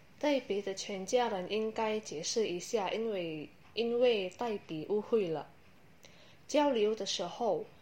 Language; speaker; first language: Chinese; non-native, learner; Indonesian